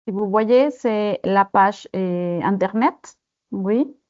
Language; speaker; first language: French; non-native, fluent; Spanish